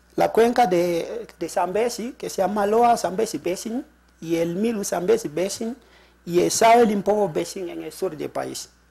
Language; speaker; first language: Spanish; non-native, fluent; Shona